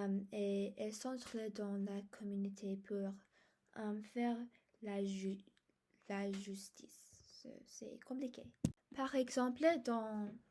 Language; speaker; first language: French; non-native, learner; English